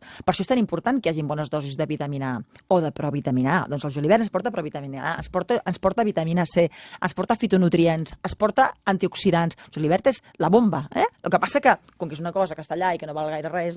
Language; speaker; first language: Catalan; native; Catalan